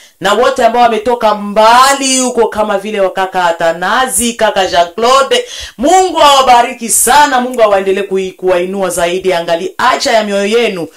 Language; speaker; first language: Swahili; native; Swahili